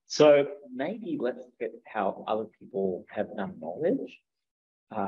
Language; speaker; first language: English; native; English